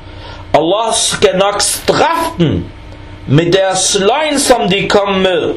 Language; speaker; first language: Danish; early bilingual, other home language; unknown